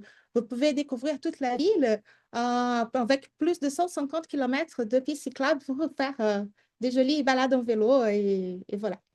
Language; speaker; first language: French; non-native, fluent; Portuguese